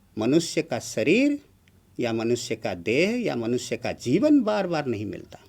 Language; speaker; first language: Hindi; non-native, local second language; Odia